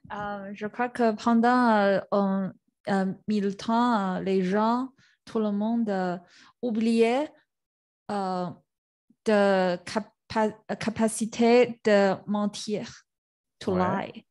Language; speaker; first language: French; non-native, learner; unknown